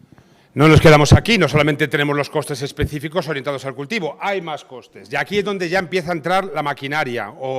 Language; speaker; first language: Spanish; native; Spanish